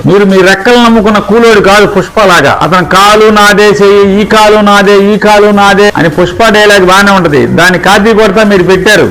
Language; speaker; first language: Telugu; native; Telugu